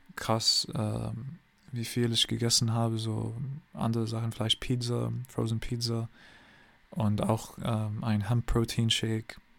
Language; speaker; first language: German; non-native, learner; English